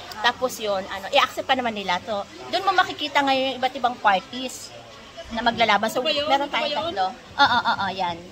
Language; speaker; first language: Filipino; native; Filipino